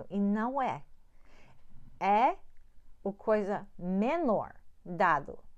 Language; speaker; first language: Portuguese; non-native, fluent; English